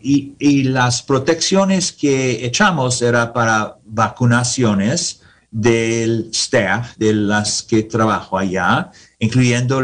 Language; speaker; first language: Spanish; non-native, learner; English